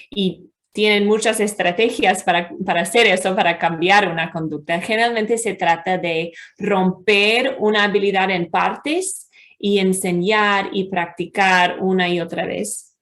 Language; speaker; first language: Spanish; non-native, fluent; English